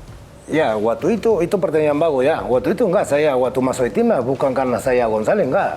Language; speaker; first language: Indonesian; non-native, fluent; Spanish